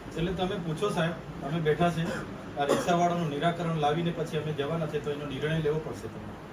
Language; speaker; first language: Gujarati; non-native, local second language; Vasavi